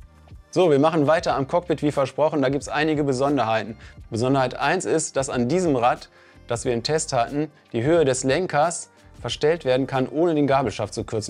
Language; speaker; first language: German; native; German